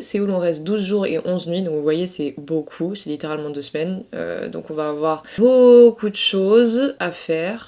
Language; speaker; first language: French; native; French